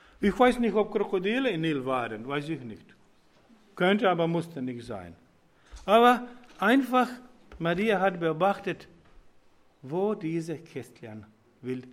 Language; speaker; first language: German; non-native, learner; Croatian